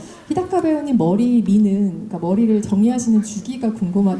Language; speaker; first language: Korean; native; Korean